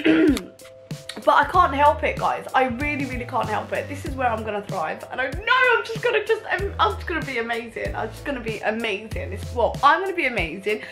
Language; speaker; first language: English; native; English